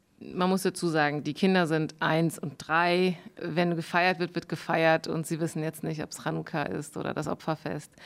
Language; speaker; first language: German; early bilingual, other home language; Urdu